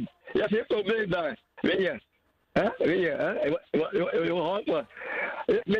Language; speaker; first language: Dutch; non-native, learner; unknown